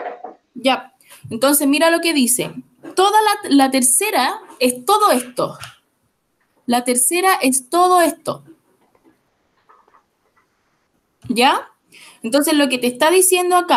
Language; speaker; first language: Spanish; native; Spanish